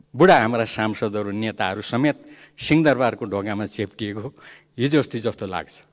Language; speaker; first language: Nepali; non-native, local second language; Limbu